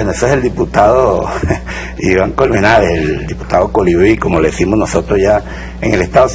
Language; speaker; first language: Spanish; native; Spanish